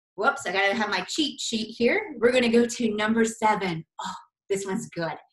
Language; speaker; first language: English; native; English